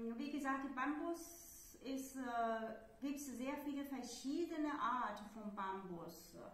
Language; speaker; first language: German; non-native, learner; Chinese